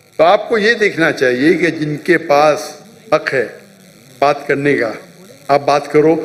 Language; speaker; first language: Urdu; non-native, local second language; Konkani